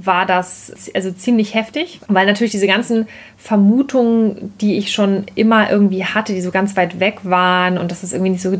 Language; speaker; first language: German; native; German